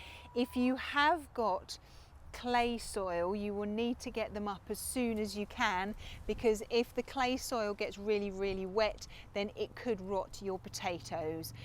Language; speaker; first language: English; native; English